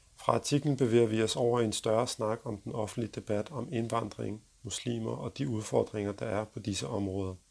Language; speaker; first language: Danish; early bilingual, other home language; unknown